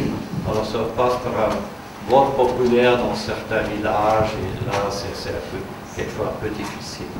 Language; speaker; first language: French; non-native, fluent; German